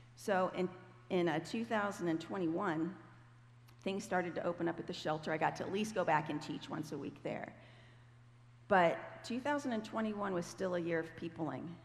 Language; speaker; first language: English; native; English